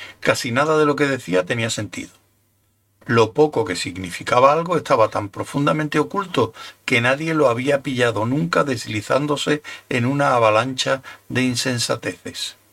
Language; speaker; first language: Spanish; native; Spanish